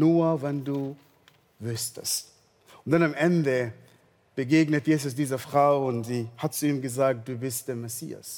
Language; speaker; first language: German; non-native, fluent; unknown